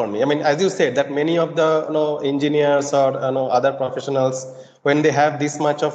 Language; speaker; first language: English; non-native, local second language; Bangla